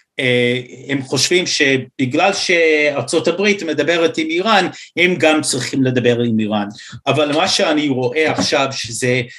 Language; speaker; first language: Hebrew; non-native, fluent; English